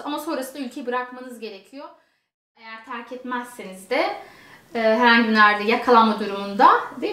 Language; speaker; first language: Turkish; native; Turkish